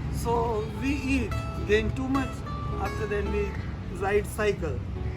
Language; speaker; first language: English; non-native, learner; Hindi